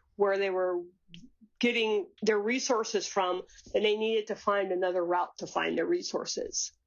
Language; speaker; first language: English; native; English